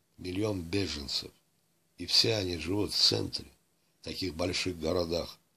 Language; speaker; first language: Russian; non-native, local second language; Azerbaijani